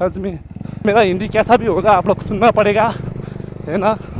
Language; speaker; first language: Hindi; non-native, learner; Nepali